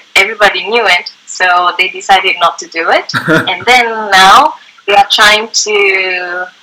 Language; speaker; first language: English; non-native, fluent; Japanese